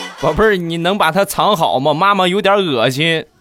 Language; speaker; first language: Chinese; native; Chinese